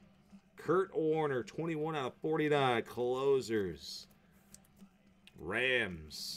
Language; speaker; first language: English; native; English